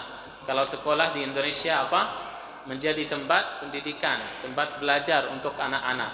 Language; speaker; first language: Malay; non-native, fluent; Arabic